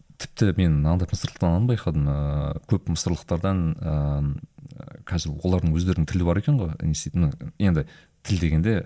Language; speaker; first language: Kazakh; native; Kazakh